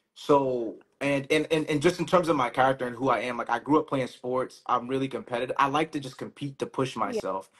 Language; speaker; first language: English; native; English